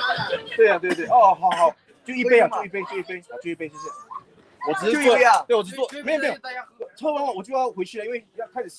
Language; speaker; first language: Chinese; early bilingual, heritage; Chinese